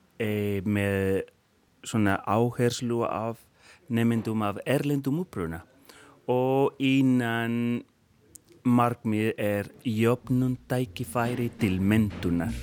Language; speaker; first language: Icelandic; non-native, fluent; Spanish